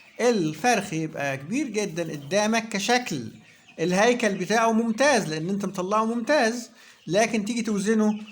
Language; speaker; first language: Arabic; native; Arabic